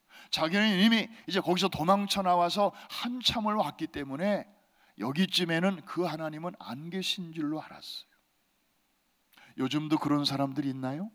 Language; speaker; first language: Korean; native; Korean